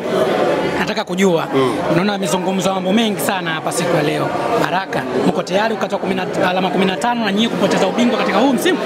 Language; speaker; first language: Swahili; native; Swahili